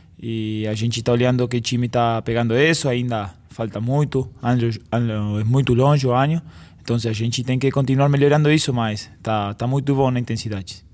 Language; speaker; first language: Portuguese; non-native, fluent; Spanish